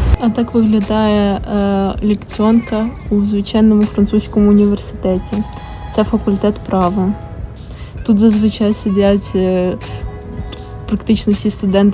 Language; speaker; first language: Ukrainian; native; Ukrainian